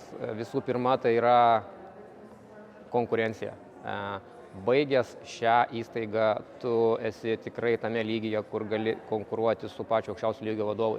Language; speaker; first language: Lithuanian; native; Lithuanian